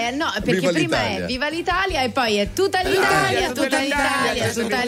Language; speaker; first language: Italian; native; Italian